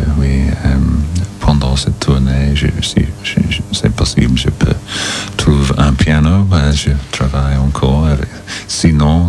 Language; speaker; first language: French; non-native, learner; English